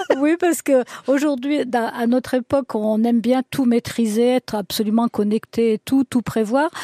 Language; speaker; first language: French; early bilingual, other home language; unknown